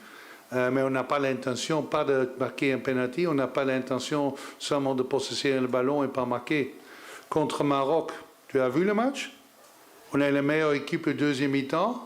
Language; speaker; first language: French; non-native, learner; Dutch